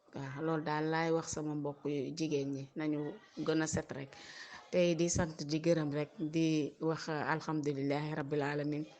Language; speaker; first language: Wolof; native; Wolof